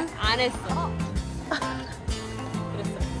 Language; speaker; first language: Korean; early bilingual, heritage; English